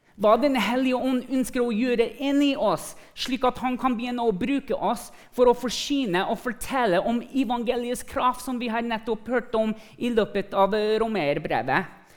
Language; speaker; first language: Norwegian; early bilingual, other home language; English